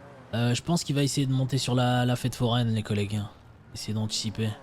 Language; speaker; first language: French; native; French